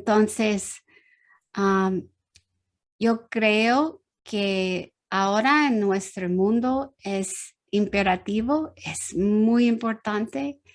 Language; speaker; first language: Spanish; non-native, learner; English